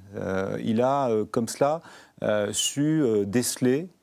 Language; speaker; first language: French; native; French